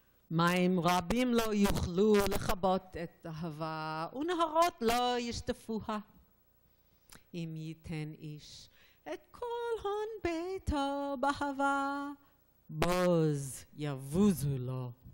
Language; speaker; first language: Hebrew; non-native, fluent; English